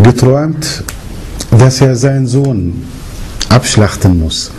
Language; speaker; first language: German; early bilingual, other home language; Arabic